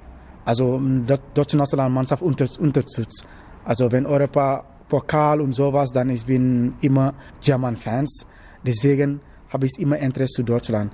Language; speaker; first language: German; non-native, learner; Wolof